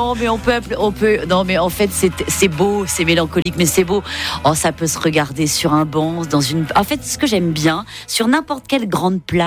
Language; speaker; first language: French; native; French